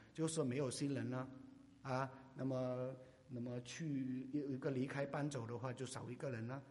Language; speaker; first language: Chinese; non-native, local second language; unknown